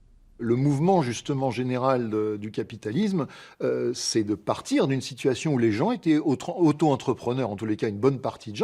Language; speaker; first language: French; native; French